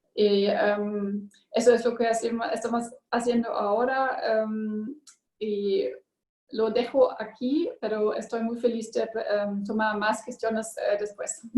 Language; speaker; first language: Spanish; non-native, learner; German